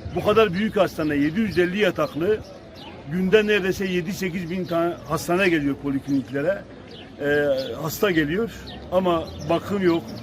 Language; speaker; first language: Turkish; native; Turkish